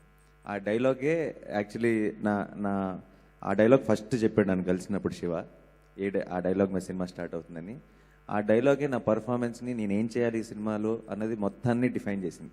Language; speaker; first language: Telugu; native; Telugu